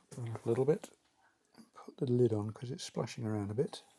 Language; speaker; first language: English; native; English